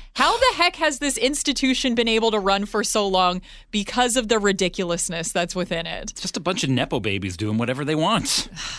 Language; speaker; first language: English; native; English